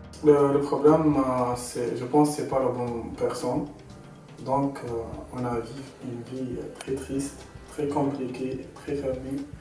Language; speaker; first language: French; non-native, local second language; Arabic